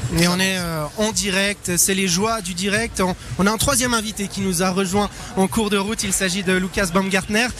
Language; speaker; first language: French; native; French